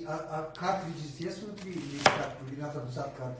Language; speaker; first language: Russian; native; Russian